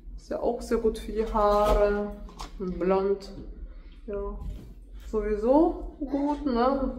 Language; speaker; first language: German; non-native, fluent; Russian